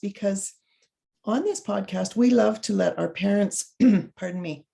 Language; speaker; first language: English; native; English